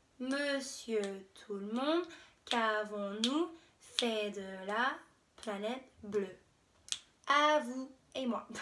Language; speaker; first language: French; non-native, fluent; English